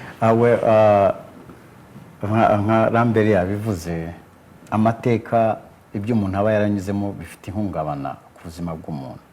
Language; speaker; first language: Kinyarwanda; early bilingual, heritage; Kinyarwanda